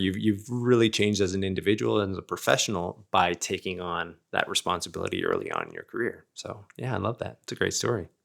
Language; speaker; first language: English; native; English